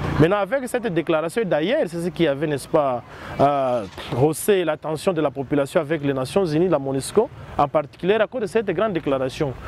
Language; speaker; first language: French; non-native, local second language; Swahili